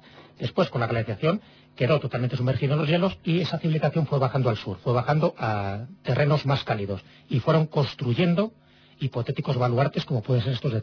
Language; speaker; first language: Spanish; native; Spanish